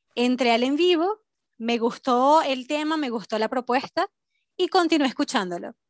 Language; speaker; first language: Spanish; native; Spanish